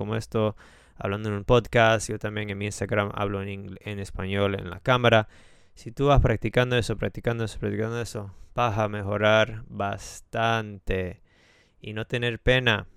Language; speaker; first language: Spanish; non-native, fluent; English